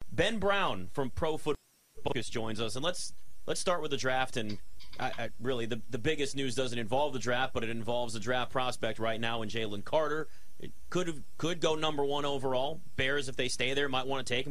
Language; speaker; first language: English; native; English